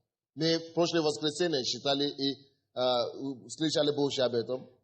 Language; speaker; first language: Russian; non-native, fluent; Yoruba